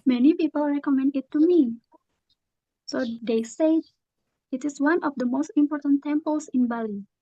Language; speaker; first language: English; non-native, learner; Indonesian